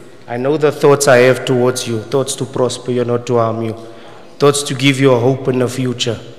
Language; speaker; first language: English; non-native, local second language; Afrikaans